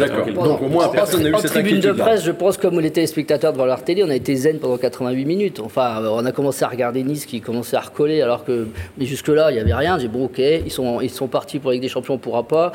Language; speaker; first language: French; native; French